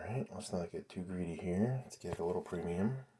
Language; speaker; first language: English; native; English